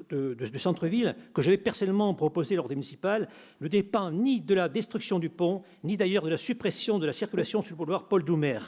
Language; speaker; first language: French; native; French